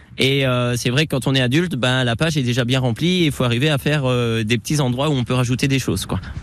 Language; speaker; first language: French; native; French